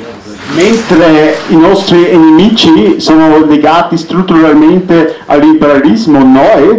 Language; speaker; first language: Italian; non-native, fluent; Arabic